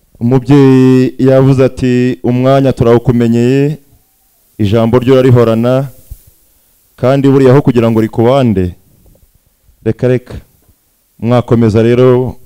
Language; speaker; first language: Kinyarwanda; native; Kinyarwanda